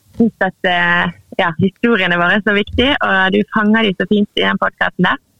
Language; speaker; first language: Norwegian; native; Norwegian